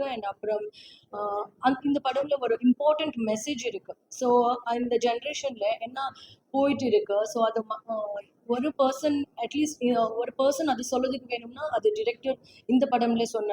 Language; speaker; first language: Tamil; non-native, fluent; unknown